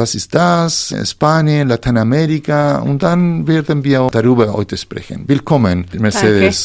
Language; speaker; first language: German; non-native, fluent; Spanish